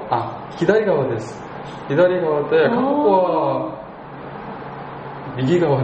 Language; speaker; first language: Japanese; non-native, learner; Korean